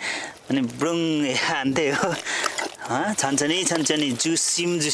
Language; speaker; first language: Korean; non-native, learner; Nepali